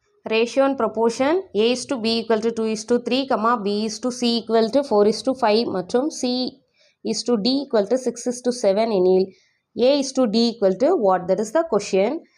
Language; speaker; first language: English; non-native, local second language; Tamil